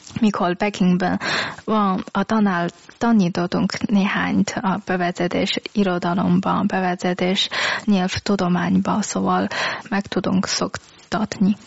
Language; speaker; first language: Hungarian; non-native, learner; Chinese